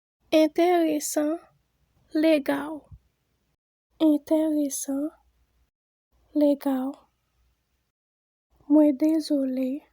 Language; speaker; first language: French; non-native, local second language; Haitian Creole